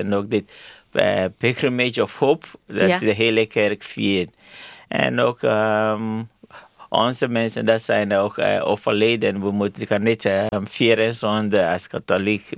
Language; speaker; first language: Dutch; non-native, learner; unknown